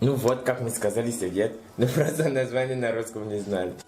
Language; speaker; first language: Russian; non-native, learner; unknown